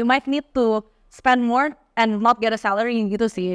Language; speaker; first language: English; non-native, fluent; Indonesian